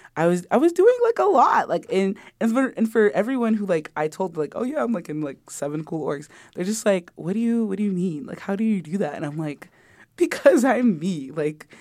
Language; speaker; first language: English; early bilingual, other home language; Yoruba